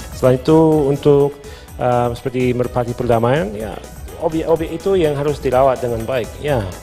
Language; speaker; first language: Indonesian; non-native, fluent; English